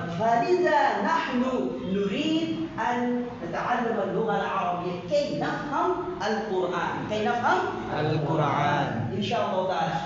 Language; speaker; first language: Arabic; non-native, fluent; Bangla